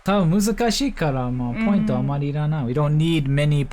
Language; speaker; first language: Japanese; non-native, learner; English